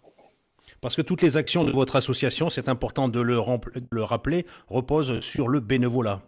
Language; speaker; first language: French; native; French